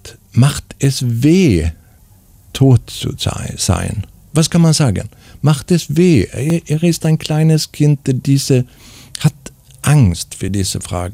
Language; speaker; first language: German; non-native, fluent; Swedish